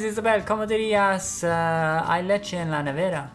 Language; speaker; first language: Spanish; non-native, fluent; English